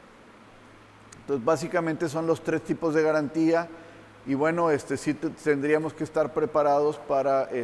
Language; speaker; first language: Spanish; native; Spanish